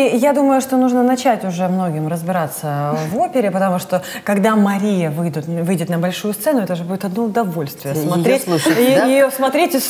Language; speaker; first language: Russian; native; Russian